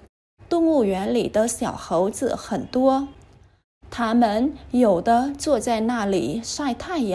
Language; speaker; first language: Chinese; non-native, learner; Vietnamese